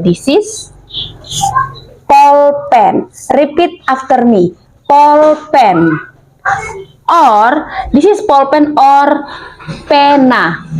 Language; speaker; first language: English; non-native, learner; Indonesian